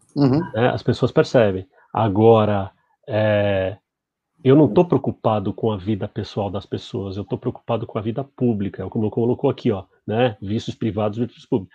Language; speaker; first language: Portuguese; early bilingual, other home language; Spanish